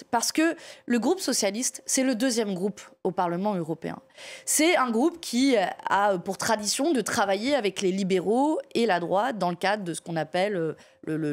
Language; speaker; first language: French; native; French